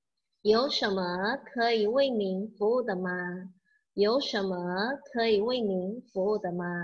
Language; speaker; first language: Chinese; non-native, fluent; Indonesian